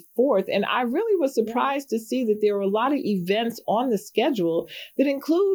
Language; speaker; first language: English; native; English